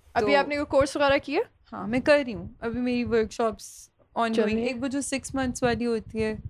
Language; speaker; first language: Urdu; native; Urdu